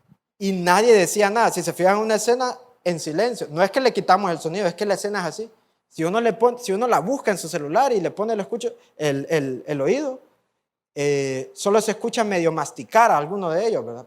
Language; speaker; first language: Spanish; native; Spanish